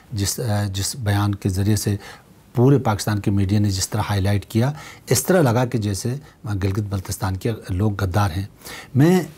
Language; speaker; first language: Urdu; non-native, local second language; Shina